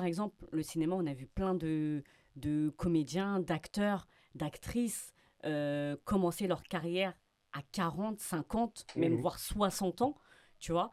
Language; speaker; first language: French; early bilingual, other home language; Fula